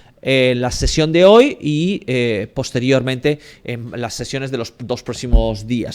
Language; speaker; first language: Spanish; native; Spanish